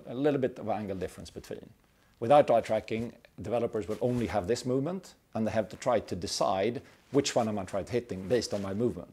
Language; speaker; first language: English; non-native, fluent; Swedish